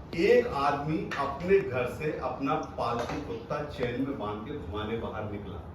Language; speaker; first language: Hindi; native; Hindi